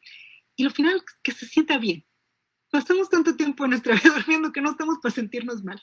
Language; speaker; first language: Spanish; native; Spanish